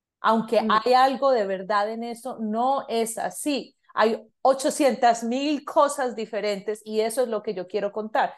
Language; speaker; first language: Spanish; native; Spanish